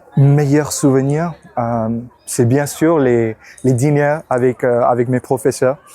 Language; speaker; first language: French; non-native, learner; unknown